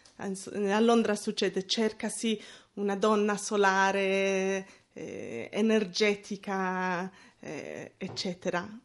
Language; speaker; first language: Italian; non-native, fluent; English